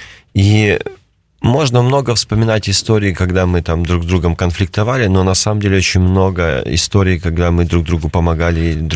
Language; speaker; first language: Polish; non-native, learner; Russian